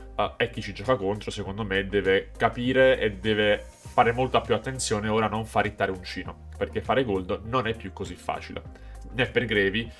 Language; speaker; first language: Italian; native; Italian